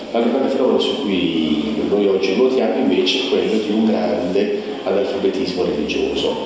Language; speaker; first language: Italian; native; Italian